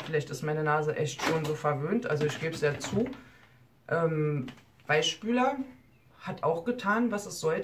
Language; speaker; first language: German; native; German